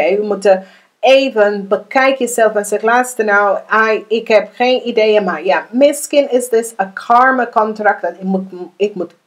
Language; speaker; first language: Dutch; non-native, learner; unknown